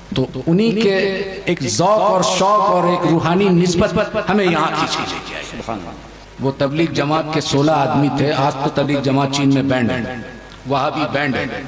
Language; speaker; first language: Hindi; non-native, fluent; Chinese